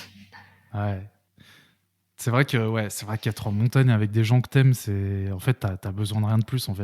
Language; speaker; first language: French; native; French